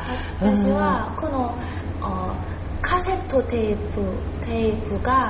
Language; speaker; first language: Japanese; non-native, learner; Korean